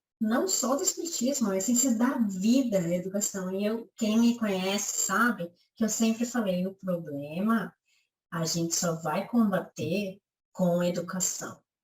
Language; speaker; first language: Portuguese; native; Portuguese